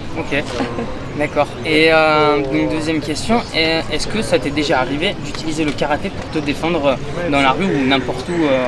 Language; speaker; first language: French; native; French